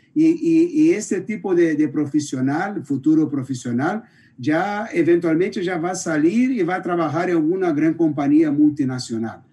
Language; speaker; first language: Spanish; non-native, fluent; Portuguese